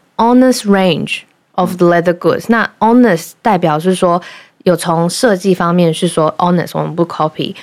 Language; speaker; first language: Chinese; early bilingual, heritage; Chinese